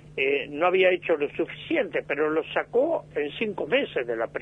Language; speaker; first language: Spanish; native; Spanish